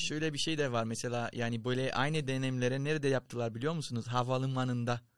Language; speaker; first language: Turkish; non-native, fluent; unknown